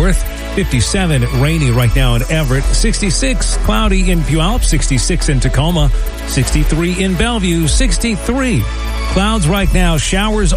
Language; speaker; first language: English; native; English